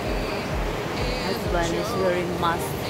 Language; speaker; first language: English; non-native, learner; Filipino